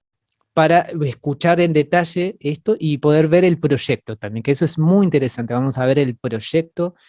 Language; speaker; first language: Spanish; native; Spanish